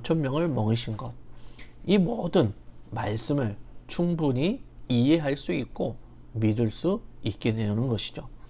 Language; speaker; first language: Korean; native; Korean